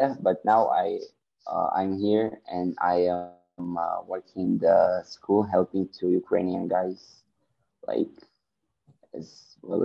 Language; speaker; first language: English; non-native, learner; Ukrainian